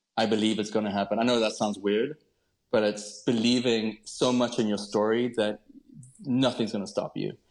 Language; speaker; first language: English; native; English